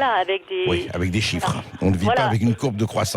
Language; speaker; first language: French; native; French